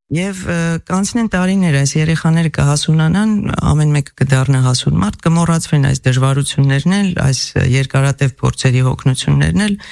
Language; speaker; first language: Armenian; native; Armenian